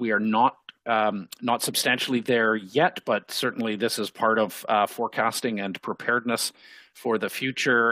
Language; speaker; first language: English; native; English